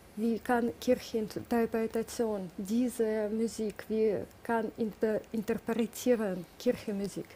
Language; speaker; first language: German; non-native, learner; Russian